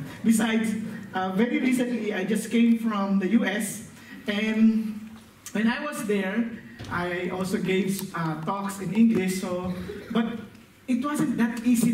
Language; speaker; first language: English; non-native, local second language; Filipino